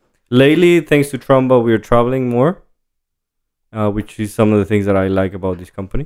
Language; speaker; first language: English; non-native, fluent; Spanish